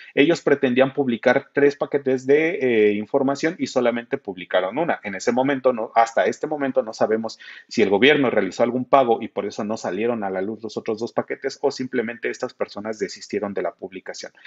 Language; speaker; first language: Spanish; native; Spanish